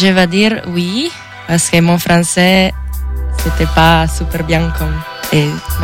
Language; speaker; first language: French; non-native, learner; Italian